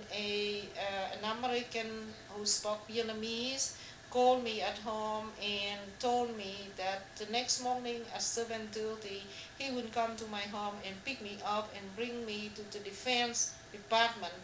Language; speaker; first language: English; non-native, fluent; Vietnamese